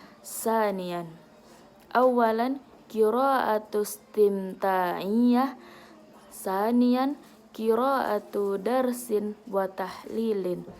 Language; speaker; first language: Arabic; non-native, learner; Indonesian